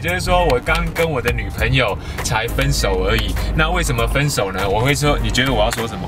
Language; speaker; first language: Chinese; native; Chinese